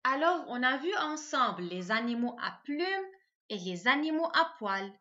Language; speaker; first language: French; non-native, local second language; Arabic